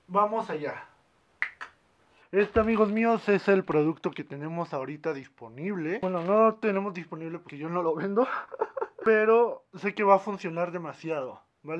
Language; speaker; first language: Spanish; native; Spanish